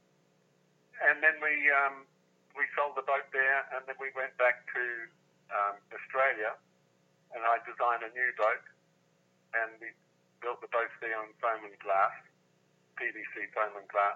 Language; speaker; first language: English; native; English